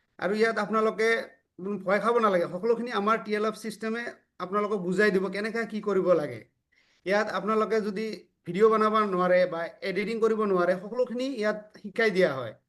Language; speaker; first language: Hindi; non-native, local second language; Assamese